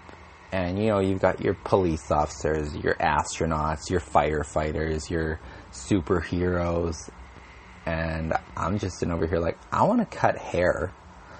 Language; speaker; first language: English; native; English